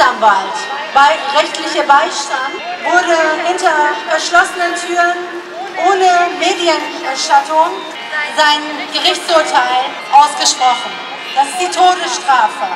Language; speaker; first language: German; non-native, fluent; Persian